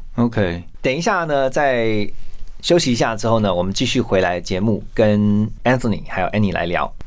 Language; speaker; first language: Chinese; native; Chinese